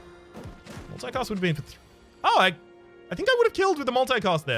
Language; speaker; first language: English; native; English